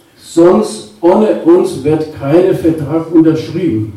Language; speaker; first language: German; non-native, fluent; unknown